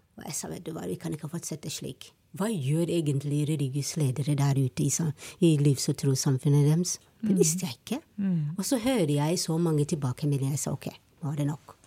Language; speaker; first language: Norwegian; non-native, fluent; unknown